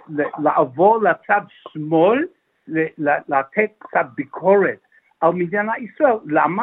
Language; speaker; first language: Hebrew; non-native, fluent; English